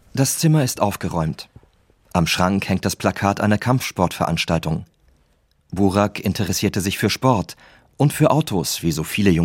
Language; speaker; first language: German; native; German